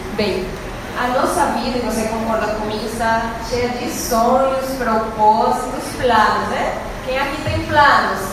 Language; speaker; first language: Portuguese; non-native, fluent; Spanish